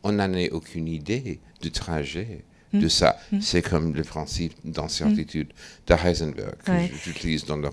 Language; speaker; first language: French; non-native, fluent; English